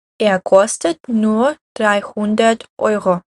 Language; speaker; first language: German; non-native, fluent; Ukrainian